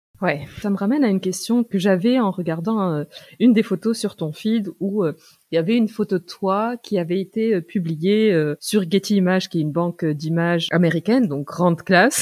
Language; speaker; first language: French; native; French